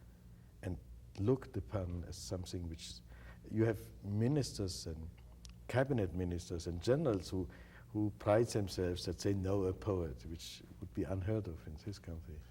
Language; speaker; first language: English; non-native, fluent; German